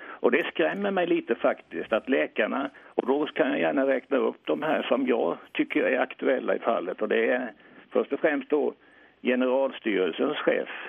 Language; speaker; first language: Swedish; native; Swedish